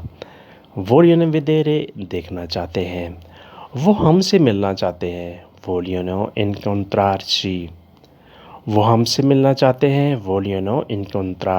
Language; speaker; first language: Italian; non-native, learner; Urdu